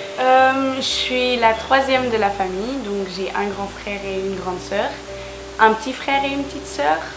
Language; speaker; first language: French; native; French